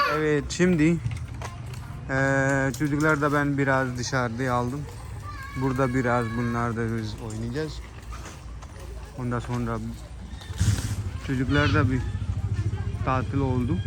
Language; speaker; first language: Turkish; non-native, learner; Urdu